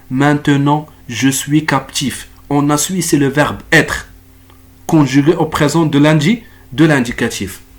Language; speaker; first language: French; non-native, local second language; Arabic